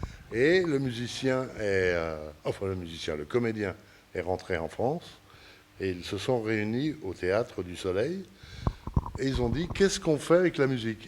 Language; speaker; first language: French; early bilingual, other home language; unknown